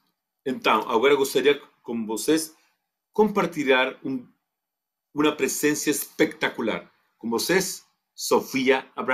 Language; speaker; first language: Portuguese; non-native, fluent; Spanish